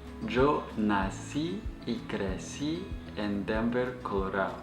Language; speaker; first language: Spanish; non-native, fluent; English